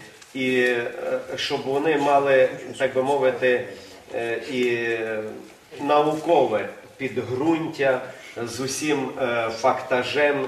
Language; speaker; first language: Ukrainian; native; Ukrainian